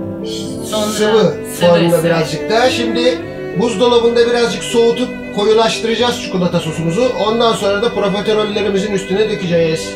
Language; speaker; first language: Turkish; native; Turkish